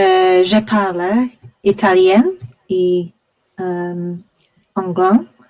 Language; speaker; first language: French; non-native, learner; Polish